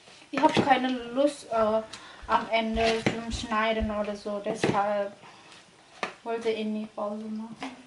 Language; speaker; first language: German; non-native, fluent; Indonesian